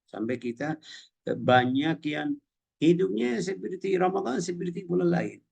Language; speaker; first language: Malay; non-native, fluent; Arabic